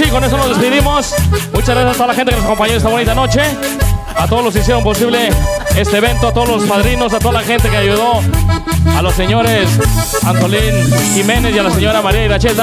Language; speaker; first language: Spanish; native; Spanish